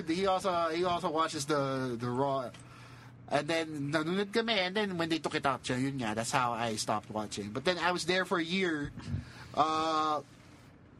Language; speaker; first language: English; non-native, local second language; Filipino